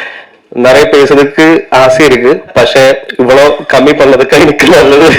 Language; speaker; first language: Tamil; non-native, local second language; Malayalam